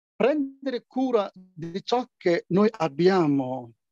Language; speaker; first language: Italian; non-native, fluent; Persian